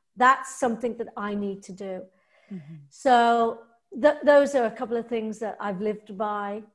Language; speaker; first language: English; native; English